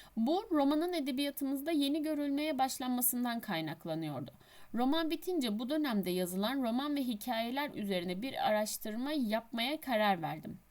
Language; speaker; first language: Turkish; native; Turkish